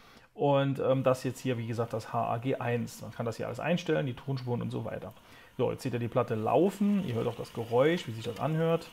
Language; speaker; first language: German; native; German